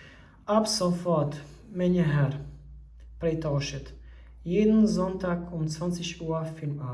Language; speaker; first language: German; non-native, fluent; Albanian